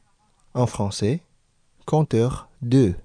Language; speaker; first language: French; non-native, fluent; Indonesian